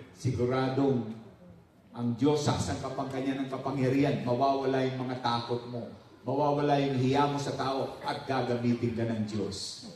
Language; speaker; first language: Filipino; non-native, local second language; Pampanga